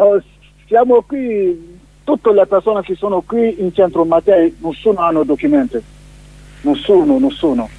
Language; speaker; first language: Italian; non-native, learner; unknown